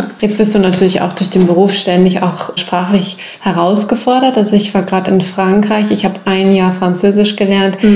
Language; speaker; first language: German; native; German